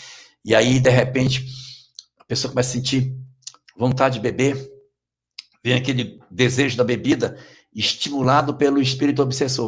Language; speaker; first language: Portuguese; native; Portuguese